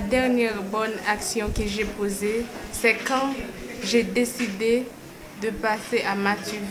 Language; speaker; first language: French; non-native, local second language; Haitian Creole